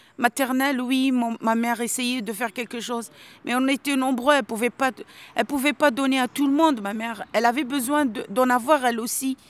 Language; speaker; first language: French; non-native, local second language; Arabic